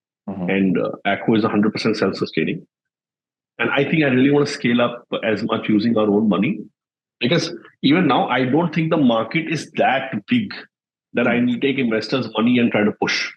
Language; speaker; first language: English; non-native, local second language; Hindi